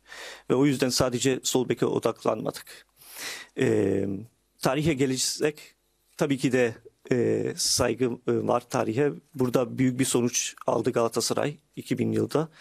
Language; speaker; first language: Turkish; early bilingual, heritage; Turkish